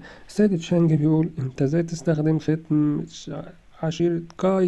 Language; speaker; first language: Arabic; native; Arabic